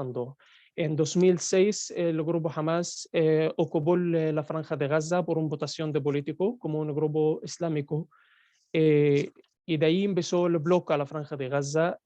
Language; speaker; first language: Spanish; non-native, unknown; Arabic